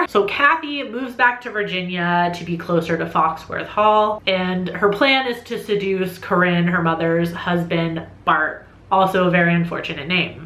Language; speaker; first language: English; native; English